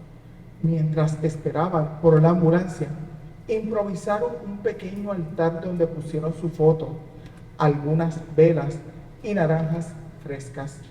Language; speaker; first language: Spanish; native; Spanish